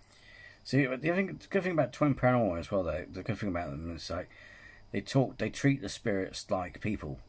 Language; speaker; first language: English; native; English